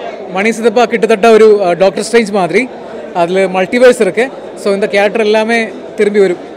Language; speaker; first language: Tamil; non-native, learner; Malayalam